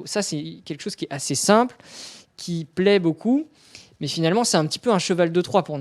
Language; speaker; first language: French; native; French